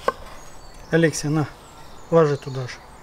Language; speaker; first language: Russian; native; Russian